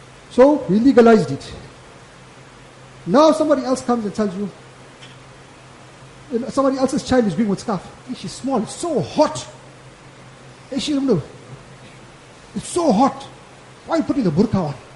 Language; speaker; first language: English; native; English